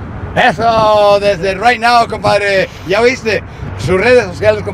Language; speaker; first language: Spanish; native; Spanish